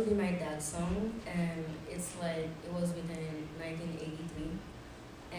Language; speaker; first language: English; non-native, fluent; Haitian Creole